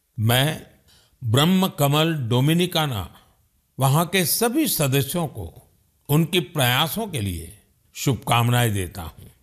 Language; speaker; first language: Hindi; non-native, local second language; Gujarati